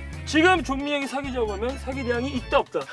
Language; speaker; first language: Korean; native; Korean